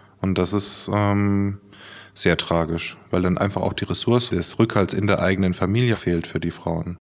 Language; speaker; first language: German; native; German